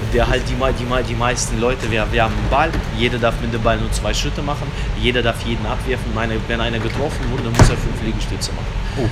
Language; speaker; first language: German; early bilingual, other home language; Russian